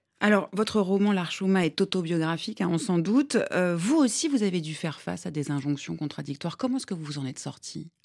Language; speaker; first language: French; native; French